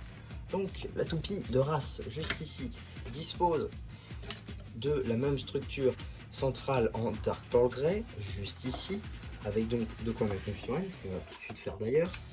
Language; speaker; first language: French; native; French